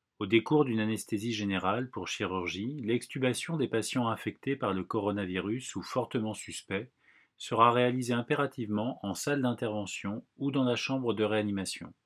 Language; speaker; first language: French; native; French